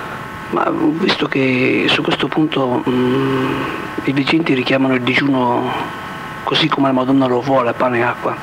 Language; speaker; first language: Italian; native; Italian